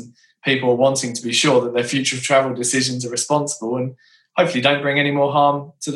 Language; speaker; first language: English; native; English